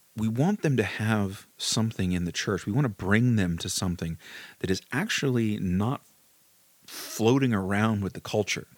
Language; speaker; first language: English; native; English